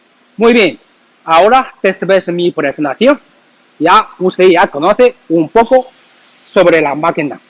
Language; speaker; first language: Spanish; non-native, learner; Chinese